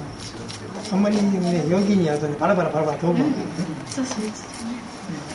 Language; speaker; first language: Japanese; native; Japanese